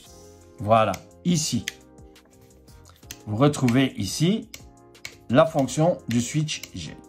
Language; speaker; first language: French; native; French